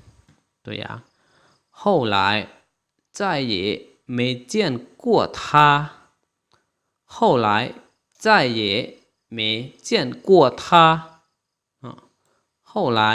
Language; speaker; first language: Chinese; non-native, fluent; Lao